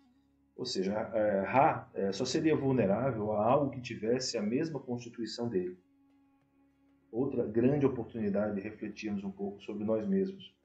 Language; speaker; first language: Portuguese; native; Portuguese